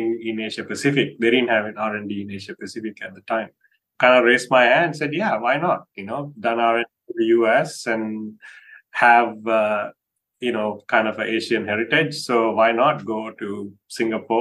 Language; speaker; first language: English; non-native, local second language; Sinhala